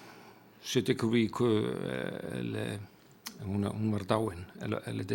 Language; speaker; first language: French; non-native, fluent; Icelandic